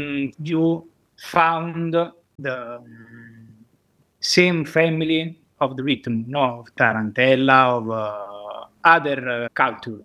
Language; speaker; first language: English; non-native, learner; Italian